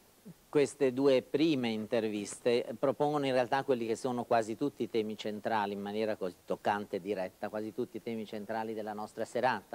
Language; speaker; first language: Italian; native; Italian